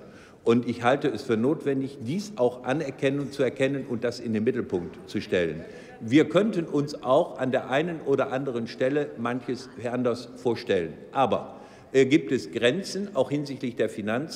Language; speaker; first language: German; native; German